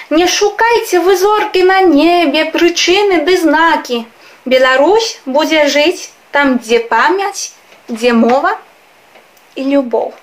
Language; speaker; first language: Belarusian; non-native, fluent; Spanish